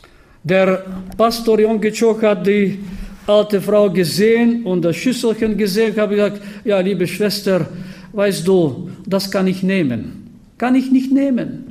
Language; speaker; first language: German; non-native, fluent; Bulgarian